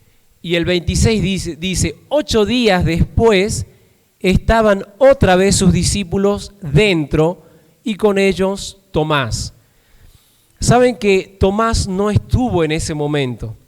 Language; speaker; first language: Spanish; native; Spanish